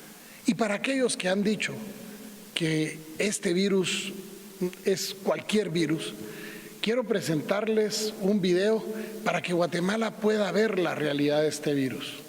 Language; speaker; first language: Spanish; native; Spanish